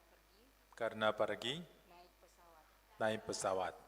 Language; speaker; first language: Indonesian; non-native, learner; Korean